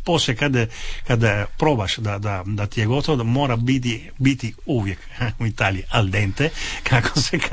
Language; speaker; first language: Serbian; non-native, local second language; Italian